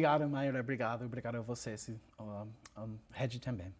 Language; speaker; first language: Portuguese; non-native, learner; English